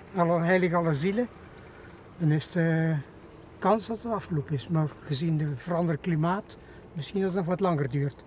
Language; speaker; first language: Dutch; native; Dutch